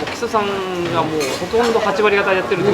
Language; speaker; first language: Japanese; native; Japanese